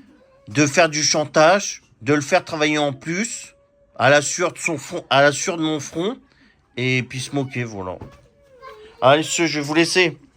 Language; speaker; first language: French; native; French